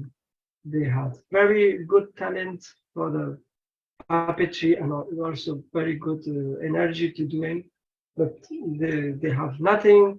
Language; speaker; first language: English; non-native, learner; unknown